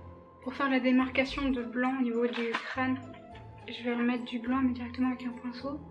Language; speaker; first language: French; native; French